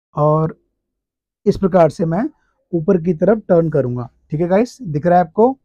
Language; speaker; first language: Hindi; native; Hindi